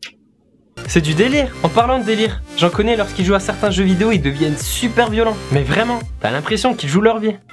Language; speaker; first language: French; native; French